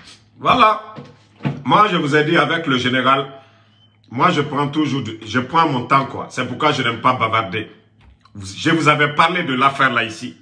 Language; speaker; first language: French; non-native, local second language; Susu